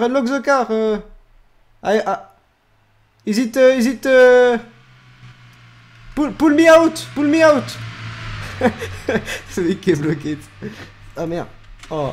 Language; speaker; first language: French; native; French